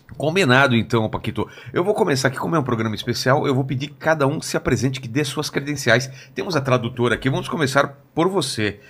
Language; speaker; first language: Portuguese; native; Portuguese